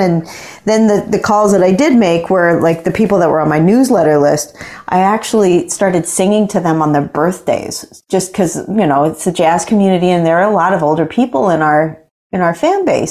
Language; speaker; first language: English; native; English